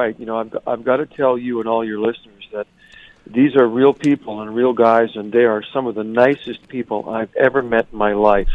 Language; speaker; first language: English; native; English